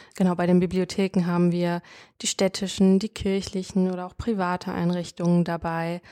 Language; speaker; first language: German; native; German